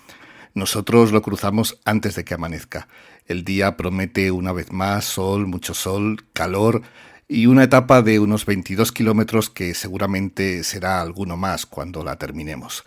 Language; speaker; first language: Spanish; native; Spanish